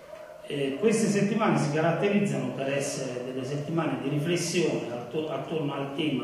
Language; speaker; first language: Italian; native; Italian